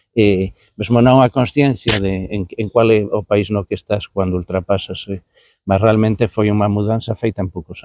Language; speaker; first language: Galician; native; Galician